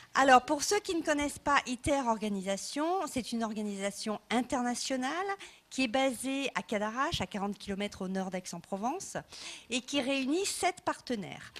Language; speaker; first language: French; non-native, fluent; English